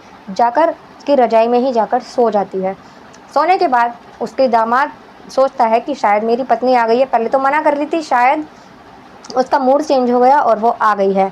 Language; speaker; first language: Hindi; native; Hindi